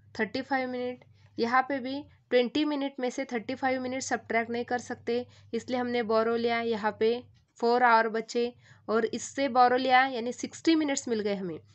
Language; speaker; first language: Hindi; non-native, local second language; Marathi